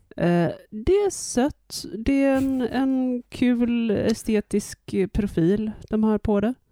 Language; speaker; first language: Swedish; native; Swedish